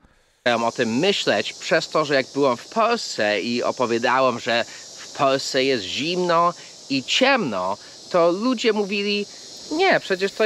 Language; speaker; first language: Polish; non-native, fluent; English